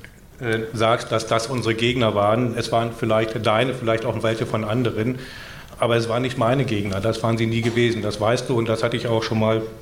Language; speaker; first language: German; native; German